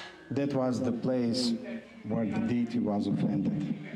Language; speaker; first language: English; non-native, fluent; Romanian